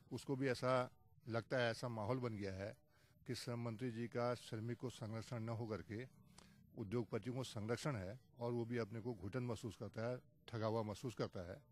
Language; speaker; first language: Hindi; native; Hindi